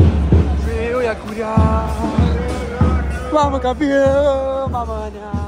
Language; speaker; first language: Spanish; native; Spanish